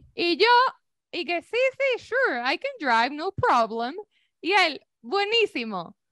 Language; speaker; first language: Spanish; native; Spanish